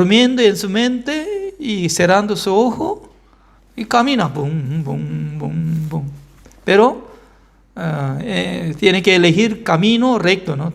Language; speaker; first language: Spanish; non-native, fluent; Korean